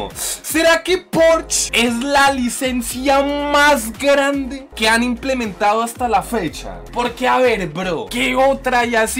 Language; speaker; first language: Spanish; native; Spanish